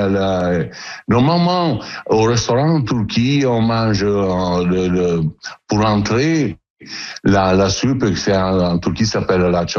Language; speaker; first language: French; non-native, fluent; Italian